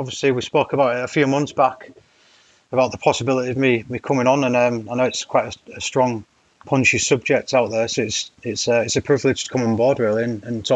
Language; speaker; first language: English; native; English